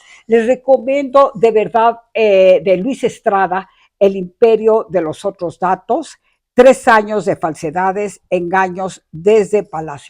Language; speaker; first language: Spanish; native; Spanish